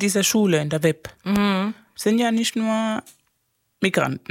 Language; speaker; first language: German; non-native, fluent; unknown